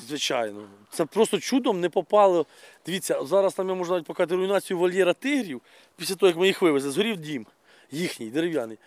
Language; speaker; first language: Ukrainian; non-native, local second language; Russian